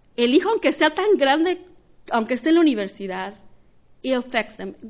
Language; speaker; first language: Spanish; early bilingual, heritage; Spanish